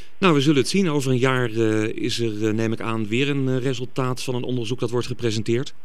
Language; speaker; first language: Dutch; native; Dutch